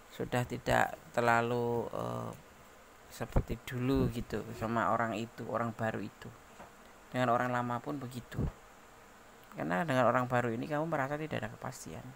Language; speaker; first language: Indonesian; native; Indonesian